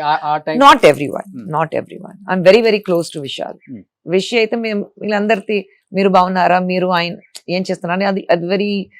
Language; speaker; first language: Telugu; non-native, fluent; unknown